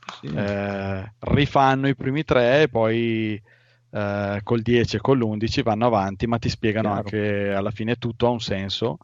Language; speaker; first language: Italian; native; Italian